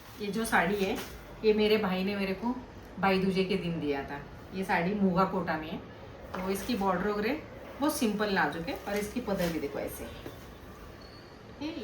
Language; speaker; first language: Hindi; non-native, local second language; Kannada